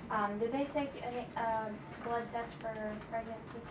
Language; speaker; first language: English; native; English